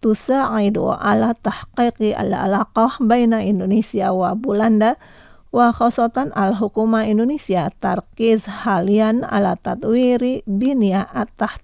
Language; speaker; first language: Arabic; non-native, fluent; Indonesian